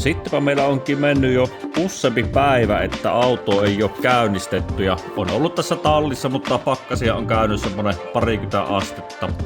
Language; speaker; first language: Finnish; native; Finnish